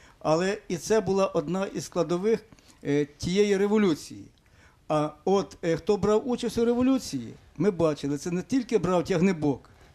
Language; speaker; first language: Ukrainian; native; Ukrainian